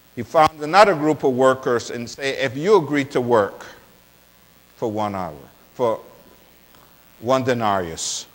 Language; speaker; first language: English; non-native, fluent; Spanish